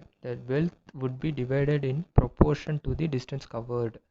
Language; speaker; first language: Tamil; native; Tamil